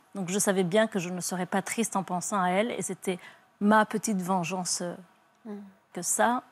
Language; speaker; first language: French; early bilingual, other home language; Kinyarwanda